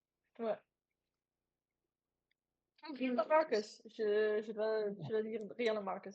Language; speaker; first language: French; non-native, learner; Dutch